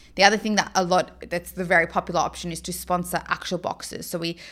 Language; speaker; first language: English; native; English